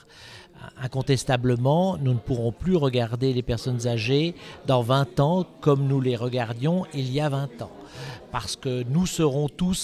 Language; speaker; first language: French; native; French